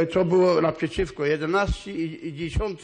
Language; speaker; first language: Polish; non-native, local second language; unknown